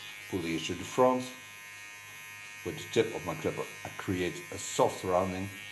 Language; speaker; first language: English; non-native, fluent; Dutch